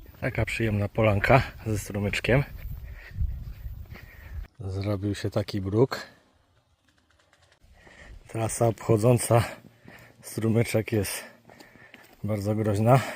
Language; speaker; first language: Polish; native; Polish